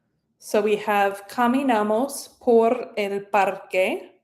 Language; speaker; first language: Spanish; non-native, fluent; English